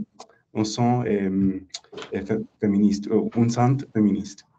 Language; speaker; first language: French; non-native, learner; English